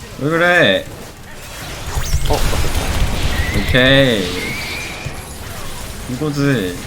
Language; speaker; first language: Korean; native; Korean